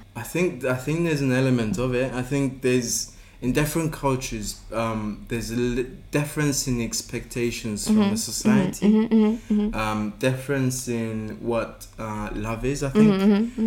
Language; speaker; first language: English; native; English